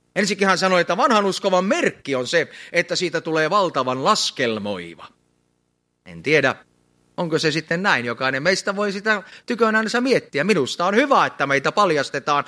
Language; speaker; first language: Finnish; native; Finnish